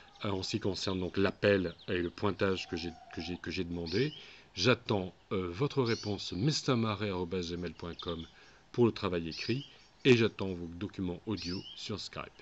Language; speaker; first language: French; native; French